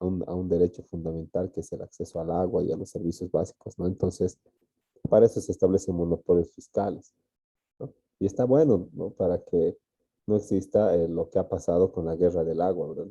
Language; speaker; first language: Spanish; native; Spanish